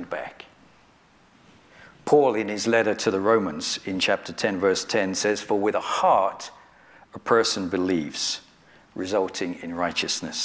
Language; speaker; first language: English; native; English